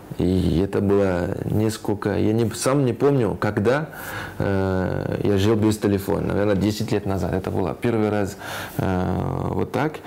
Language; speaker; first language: Russian; non-native, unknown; French